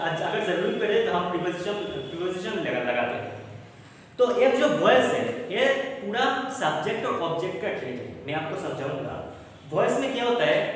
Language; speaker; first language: Hindi; non-native, local second language; Bangla